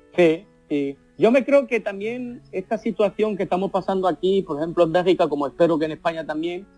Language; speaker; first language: Spanish; early bilingual, heritage; Spanish